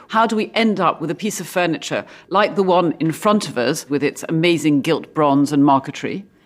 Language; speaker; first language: English; native; English